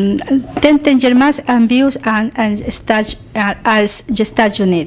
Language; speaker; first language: Catalan; non-native, learner; Spanish